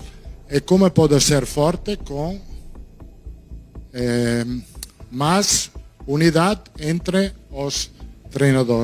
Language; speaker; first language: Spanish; non-native, learner; Portuguese